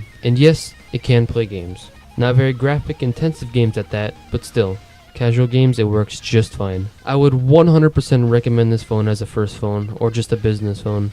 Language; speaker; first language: English; native; English